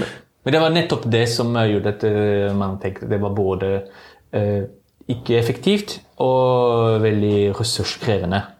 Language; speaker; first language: Norwegian; non-native, fluent; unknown